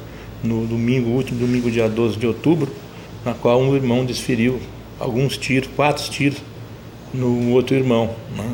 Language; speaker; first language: Portuguese; native; Portuguese